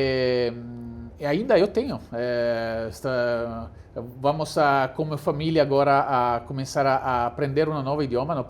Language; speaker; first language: Portuguese; non-native, fluent; Italian